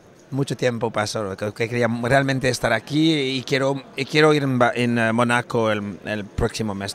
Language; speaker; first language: Spanish; non-native, fluent; French